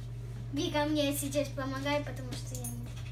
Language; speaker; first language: Russian; early bilingual, heritage; Russian